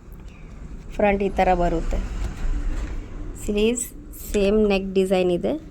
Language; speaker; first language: Kannada; non-native, local second language; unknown